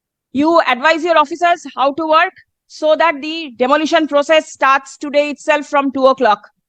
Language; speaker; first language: English; non-native, local second language; Bangla